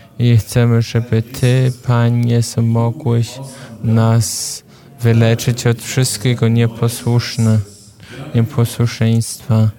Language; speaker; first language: Polish; non-native, fluent; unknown